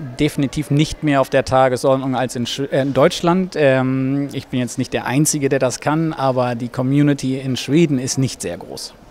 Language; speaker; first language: German; native; German